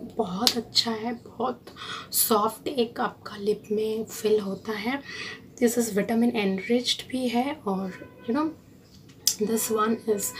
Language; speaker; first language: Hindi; non-native, local second language; Bangla